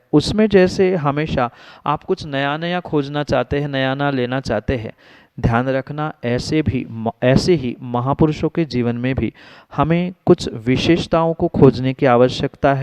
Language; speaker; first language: Hindi; native; Hindi